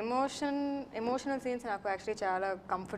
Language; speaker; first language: Telugu; non-native, local second language; Tamil